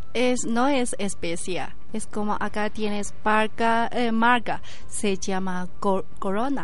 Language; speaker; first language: Spanish; non-native, learner; Chinese